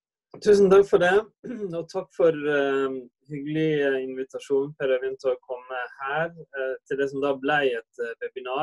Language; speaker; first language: Norwegian; native; Norwegian